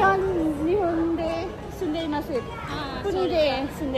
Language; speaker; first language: Japanese; non-native, learner; Nepali